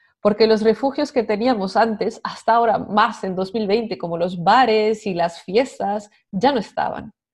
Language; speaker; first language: Spanish; non-native, fluent; French